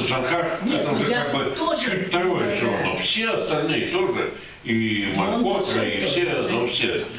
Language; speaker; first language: Russian; native; Russian